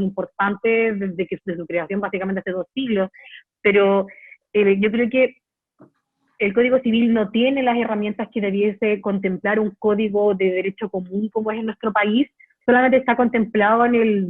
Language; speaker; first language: Spanish; native; Spanish